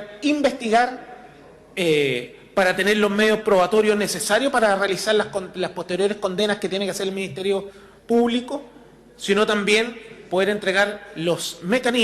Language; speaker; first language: Spanish; native; Spanish